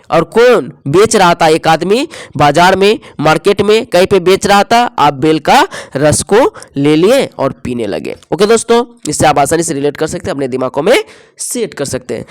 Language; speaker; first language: Hindi; native; Hindi